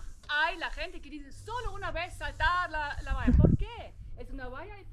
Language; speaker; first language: Spanish; non-native, fluent; French